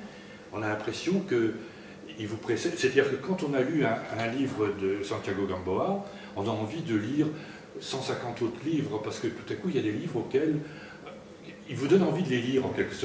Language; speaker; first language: French; native; French